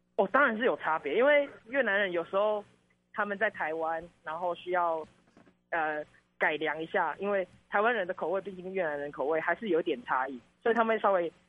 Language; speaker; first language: Chinese; native; Chinese